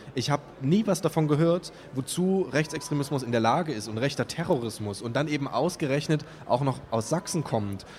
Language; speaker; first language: German; native; German